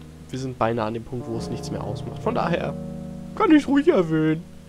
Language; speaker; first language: German; native; German